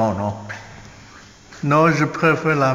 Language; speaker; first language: French; non-native, fluent; Chinese